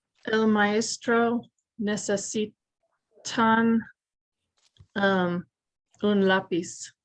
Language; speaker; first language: Spanish; non-native, learner; English